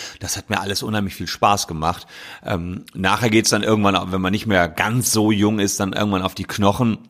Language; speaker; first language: German; native; German